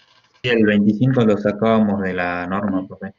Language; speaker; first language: Spanish; native; Spanish